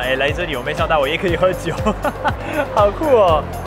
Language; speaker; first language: Chinese; non-native, fluent; French